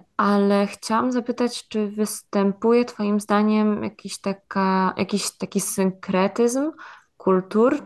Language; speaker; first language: Polish; native; Polish